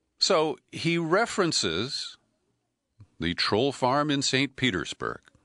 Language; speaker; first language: English; native; English